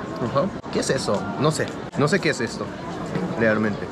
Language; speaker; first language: Spanish; non-native, learner; Japanese